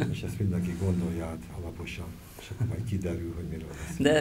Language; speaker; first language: Hungarian; native; Hungarian